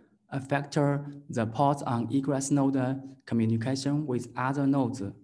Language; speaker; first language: English; non-native, learner; Chinese